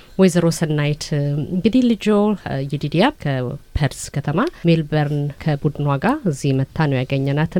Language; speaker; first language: Amharic; native; Amharic